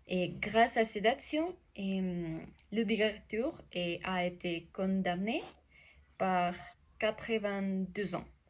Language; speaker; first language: French; non-native, learner; Spanish